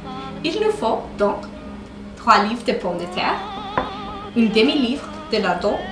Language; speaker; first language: French; non-native, learner; English